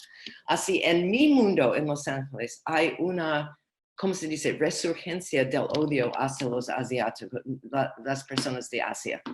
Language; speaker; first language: Spanish; non-native, learner; English